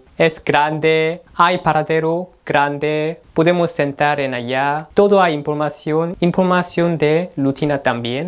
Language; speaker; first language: Spanish; non-native, learner; Korean